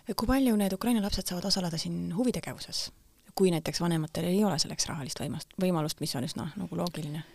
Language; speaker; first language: Estonian; native; Estonian